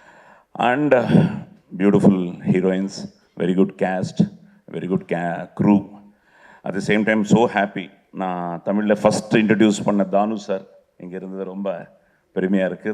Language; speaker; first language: Tamil; non-native, local second language; Telugu